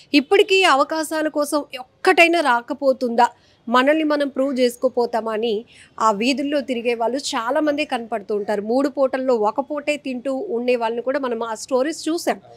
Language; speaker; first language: Telugu; native; Telugu